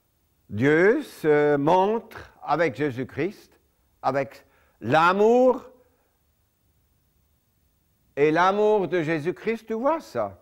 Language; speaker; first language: French; non-native, local second language; German